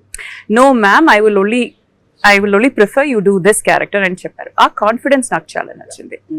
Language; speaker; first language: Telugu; non-native, fluent; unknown